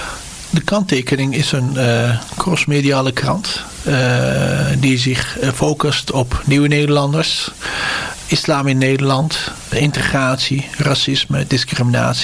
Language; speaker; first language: Dutch; non-native, fluent; Turkish